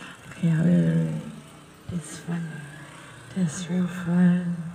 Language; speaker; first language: English; non-native, local second language; Chinese